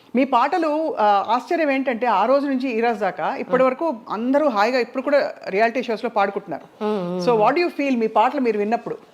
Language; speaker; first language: Telugu; native; Telugu